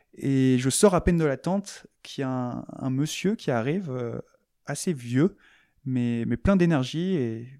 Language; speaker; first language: French; native; French